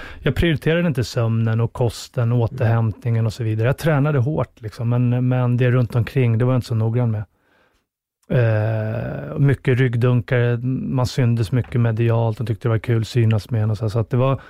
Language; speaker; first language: Swedish; native; Swedish